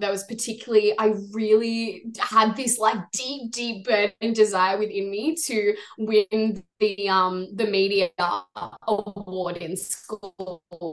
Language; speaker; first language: English; native; English